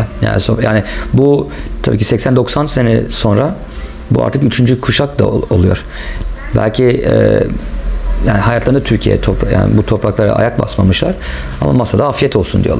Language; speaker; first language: Turkish; non-native, local second language; English